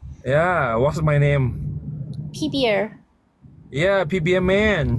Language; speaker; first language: English; non-native, learner; Thai